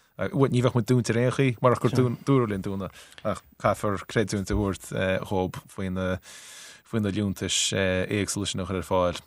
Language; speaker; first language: Irish; native; Irish